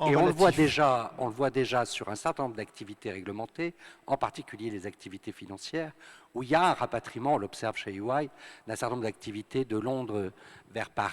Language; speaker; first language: French; native; French